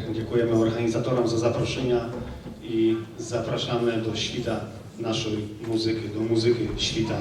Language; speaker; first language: Polish; non-native, local second language; Rusyn